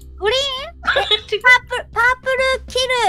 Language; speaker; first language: English; non-native, learner; Japanese